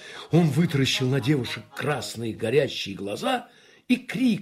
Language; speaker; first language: Russian; native; Russian